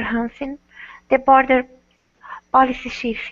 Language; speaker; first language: English; non-native, learner; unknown